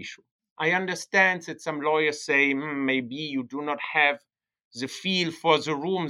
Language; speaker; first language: English; non-native, fluent; German